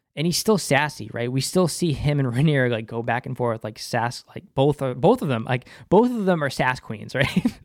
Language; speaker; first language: English; native; English